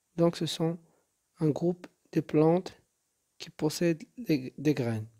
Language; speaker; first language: French; non-native, local second language; Arabic